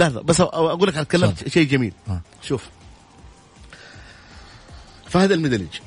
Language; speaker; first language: Arabic; native; Arabic